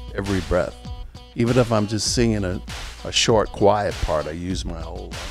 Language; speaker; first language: English; native; English